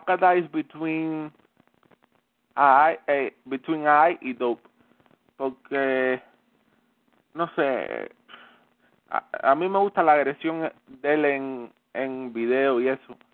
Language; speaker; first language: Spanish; early bilingual, heritage; Spanish